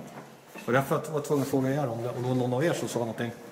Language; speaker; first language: Swedish; native; Swedish